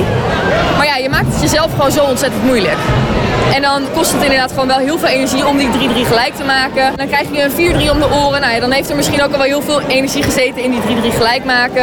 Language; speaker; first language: Dutch; native; Dutch